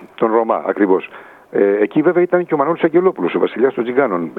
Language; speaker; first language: Greek; native; Greek